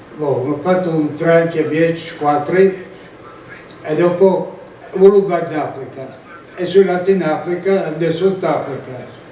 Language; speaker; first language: Italian; non-native, local second language; Friulian